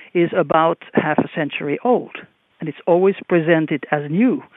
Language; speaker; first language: English; non-native, fluent; Finnish